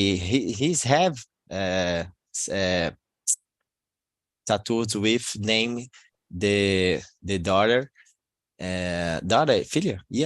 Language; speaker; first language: English; non-native, learner; Portuguese